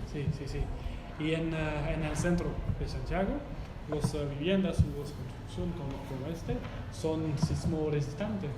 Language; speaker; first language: Spanish; non-native, learner; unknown